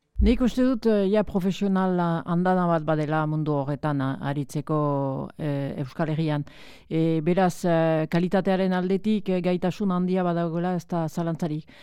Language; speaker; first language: Basque; native; Basque